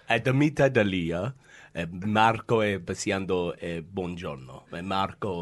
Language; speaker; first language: Italian; non-native, learner; English